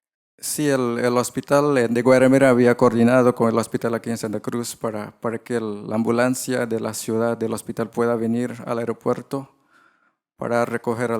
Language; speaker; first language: Spanish; non-native, fluent; English